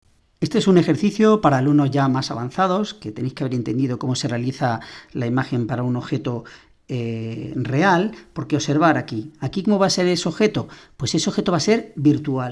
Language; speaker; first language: Spanish; native; Spanish